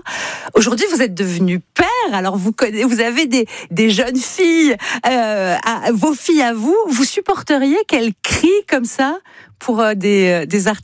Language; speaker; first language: French; native; French